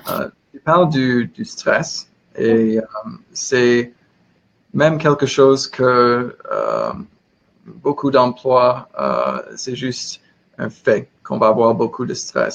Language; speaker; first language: French; non-native, learner; English